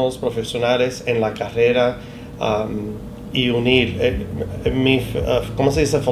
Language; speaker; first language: Spanish; early bilingual, heritage; Spanish